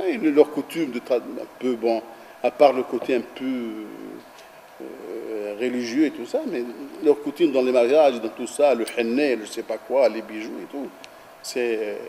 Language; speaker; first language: French; non-native, local second language; Arabic